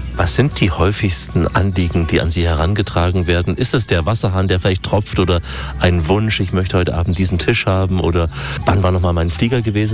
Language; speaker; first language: German; native; German